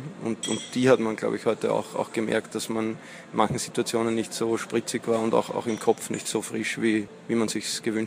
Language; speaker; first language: German; native; German